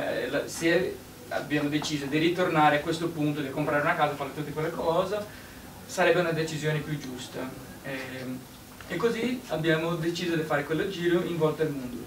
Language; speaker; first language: Italian; non-native, learner; Portuguese